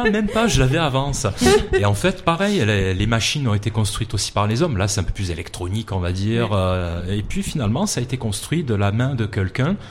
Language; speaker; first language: French; native; French